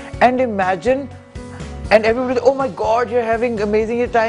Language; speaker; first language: English; non-native, local second language; Urdu